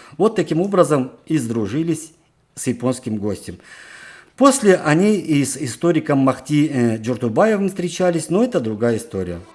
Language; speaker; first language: Russian; non-native, local second language; Karachay-Balkar